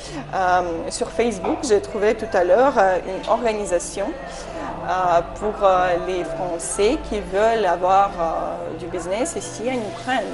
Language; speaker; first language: French; non-native, fluent; Ukrainian